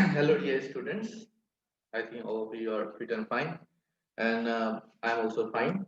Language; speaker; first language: English; non-native, local second language; Bangla